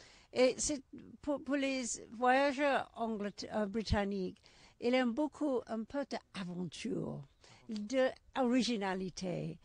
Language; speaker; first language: French; non-native, learner; English